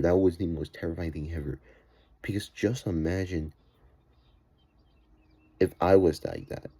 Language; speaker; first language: English; native; English